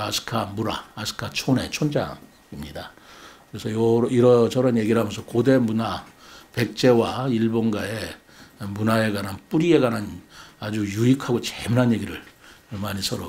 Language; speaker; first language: Korean; native; Korean